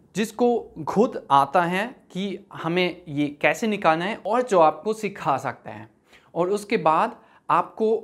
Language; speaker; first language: Hindi; non-native, fluent; German